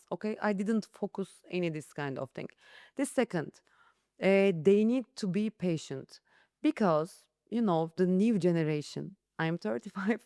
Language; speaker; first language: English; non-native, learner; Turkish